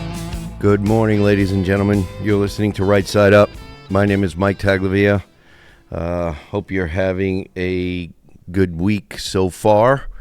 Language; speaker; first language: English; native; English